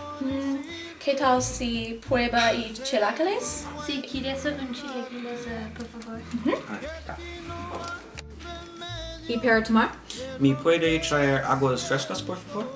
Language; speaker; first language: Spanish; non-native, learner; English